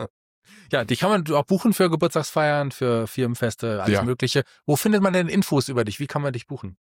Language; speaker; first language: German; native; German